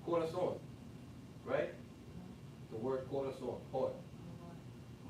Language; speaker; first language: Spanish; non-native, fluent; English